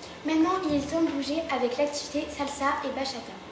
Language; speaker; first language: French; native; French